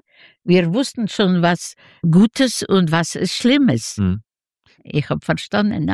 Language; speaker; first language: German; non-native, learner; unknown